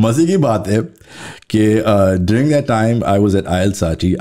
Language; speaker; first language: English; native; English